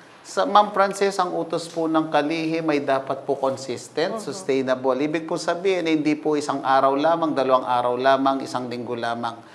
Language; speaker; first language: Filipino; native; Filipino